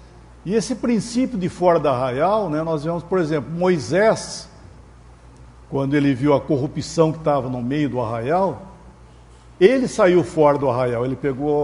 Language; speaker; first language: Portuguese; native; Portuguese